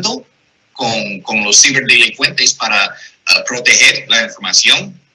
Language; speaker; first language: Spanish; non-native, fluent; English